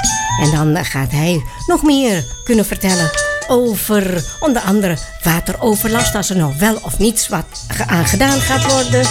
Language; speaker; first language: Dutch; native; Dutch